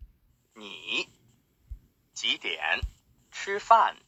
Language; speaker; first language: Chinese; non-native, learner; English